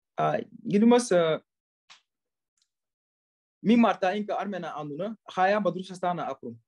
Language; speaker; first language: Armenian; non-native, learner; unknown